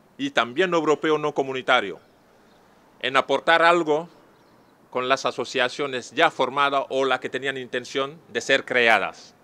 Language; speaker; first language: Spanish; non-native, fluent; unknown